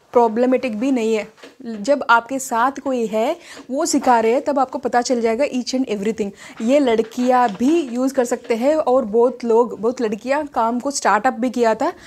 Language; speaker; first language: Hindi; non-native, local second language; Telugu